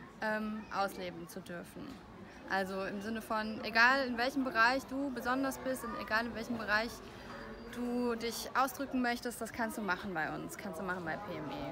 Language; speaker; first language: German; native; German